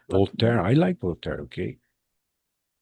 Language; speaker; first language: English; non-native, fluent; Portuguese